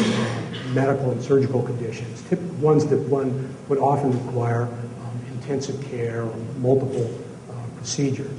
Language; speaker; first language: English; native; English